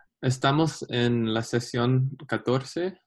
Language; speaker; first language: Spanish; non-native, learner; English